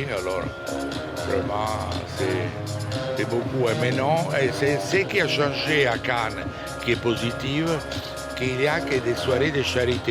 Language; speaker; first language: French; non-native, fluent; Italian